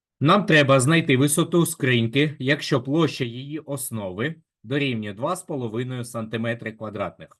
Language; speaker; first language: Ukrainian; native; Ukrainian